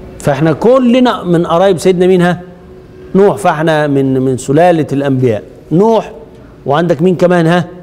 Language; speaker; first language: Arabic; native; Arabic